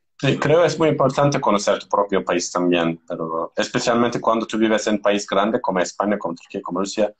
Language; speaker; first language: Spanish; non-native, learner; Turkish